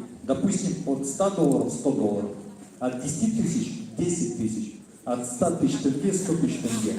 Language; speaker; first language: Russian; native; Russian